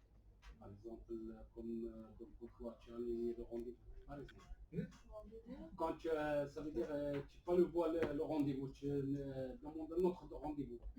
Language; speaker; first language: French; non-native, learner; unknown